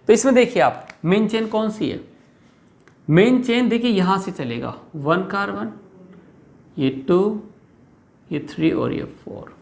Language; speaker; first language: Hindi; native; Hindi